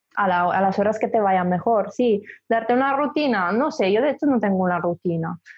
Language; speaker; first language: Spanish; non-native, fluent; Italian